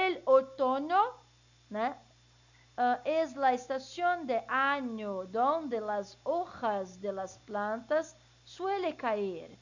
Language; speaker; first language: Spanish; non-native, learner; Portuguese